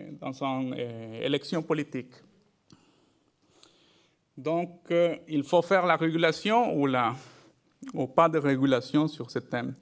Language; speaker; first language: French; non-native, fluent; Spanish